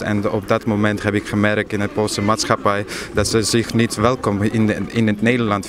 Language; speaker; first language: Dutch; non-native, fluent; Polish